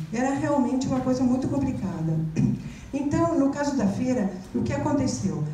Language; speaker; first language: Portuguese; non-native, fluent; Spanish